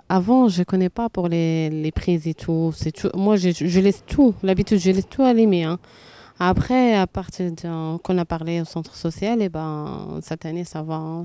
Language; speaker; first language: French; non-native, learner; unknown